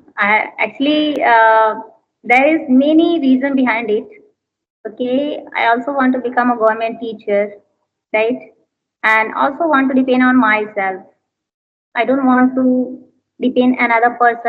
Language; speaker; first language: English; non-native, learner; Hindi